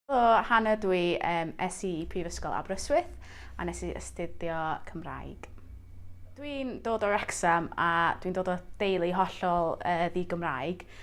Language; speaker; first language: Welsh; non-native, local second language; English